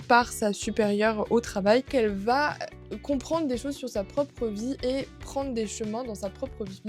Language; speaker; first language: French; native; French